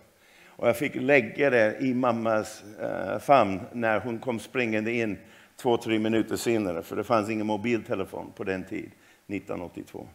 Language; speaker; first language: Swedish; non-native, fluent; English